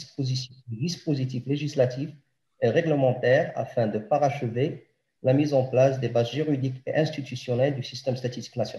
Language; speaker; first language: French; non-native, local second language; Arabic